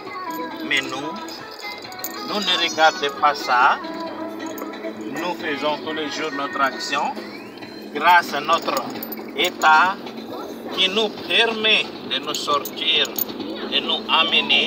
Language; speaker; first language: French; non-native, local second language; Malagasy